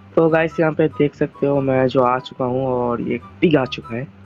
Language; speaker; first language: Hindi; non-native, learner; Bangla